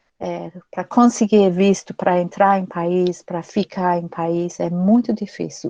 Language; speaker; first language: Portuguese; non-native, fluent; English